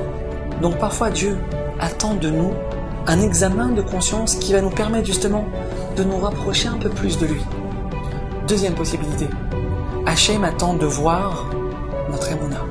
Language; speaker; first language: French; native; French